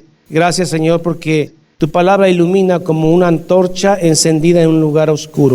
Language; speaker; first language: Spanish; native; Spanish